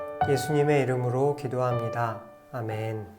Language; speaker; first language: Korean; native; Korean